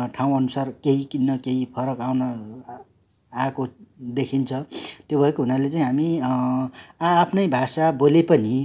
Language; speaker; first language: Nepali; non-native, local second language; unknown